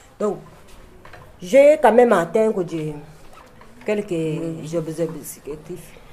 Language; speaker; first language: French; non-native, local second language; Luba-Lulua